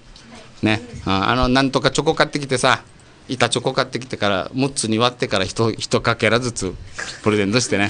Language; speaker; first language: Japanese; native; Japanese